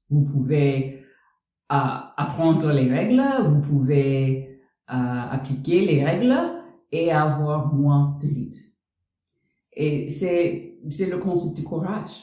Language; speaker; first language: French; non-native, learner; English